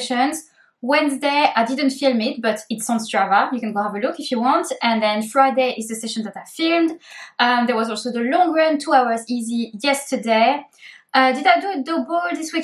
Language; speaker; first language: English; native; English